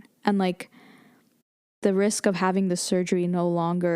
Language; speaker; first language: English; native; English